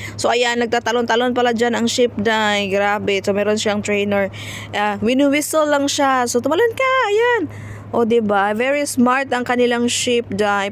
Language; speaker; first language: Filipino; non-native, local second language; Hiligaynon